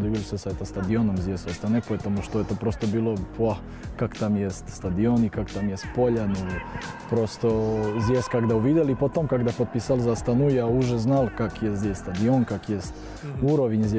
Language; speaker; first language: Russian; non-native, learner; Serbian